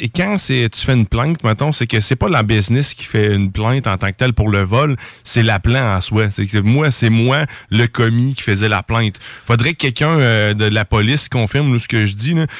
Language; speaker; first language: French; native; French